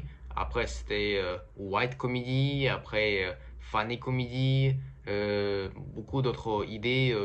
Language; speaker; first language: French; non-native, fluent; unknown